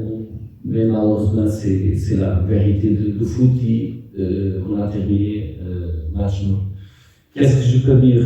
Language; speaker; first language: French; non-native, fluent; Portuguese